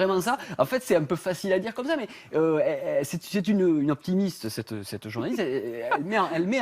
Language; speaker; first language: French; native; French